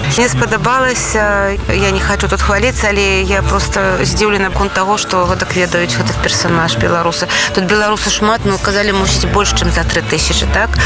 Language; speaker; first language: Belarusian; non-native, local second language; Russian